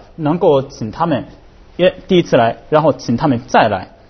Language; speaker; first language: Chinese; non-native, fluent; Japanese